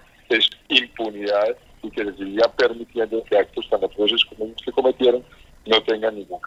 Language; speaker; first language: Spanish; native; Spanish